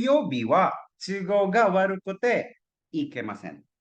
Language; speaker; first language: Japanese; non-native, fluent; Cebuano